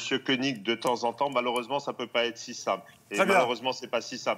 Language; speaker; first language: French; native; French